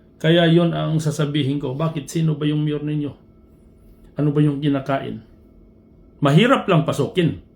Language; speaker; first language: Filipino; non-native, local second language; Cebuano